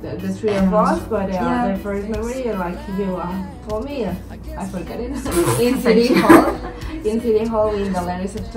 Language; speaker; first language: English; non-native, learner; Spanish